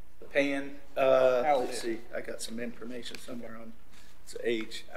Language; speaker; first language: English; native; English